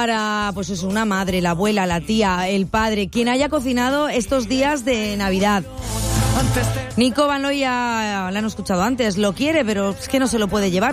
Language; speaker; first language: Spanish; native; Spanish